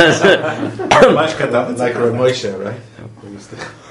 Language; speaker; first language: Hebrew; non-native, fluent; English